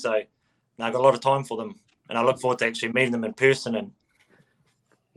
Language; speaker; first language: English; native; English